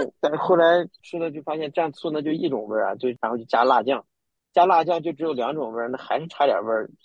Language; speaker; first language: Chinese; native; Chinese